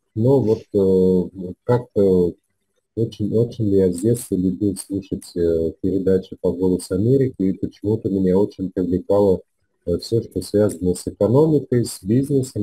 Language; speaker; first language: Russian; native; Russian